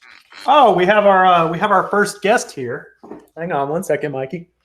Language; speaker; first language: English; native; English